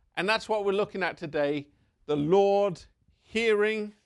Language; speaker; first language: English; native; English